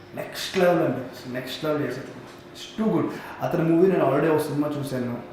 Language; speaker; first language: Telugu; native; Telugu